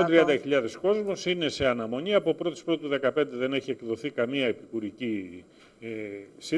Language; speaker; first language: Greek; native; Greek